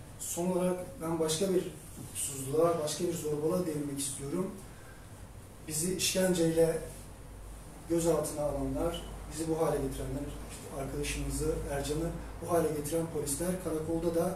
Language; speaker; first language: Turkish; native; Turkish